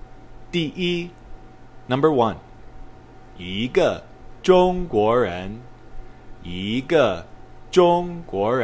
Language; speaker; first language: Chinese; non-native, fluent; English